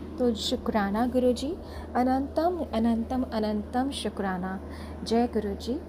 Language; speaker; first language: Hindi; native; Hindi